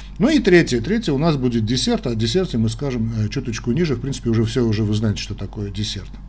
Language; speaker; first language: Russian; non-native, local second language; Armenian